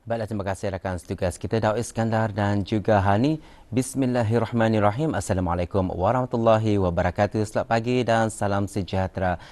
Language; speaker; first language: Malay; native; Malay